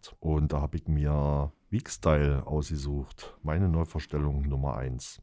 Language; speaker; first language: German; native; German